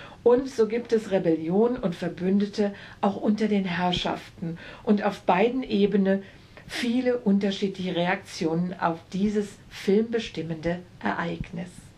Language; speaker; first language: German; native; German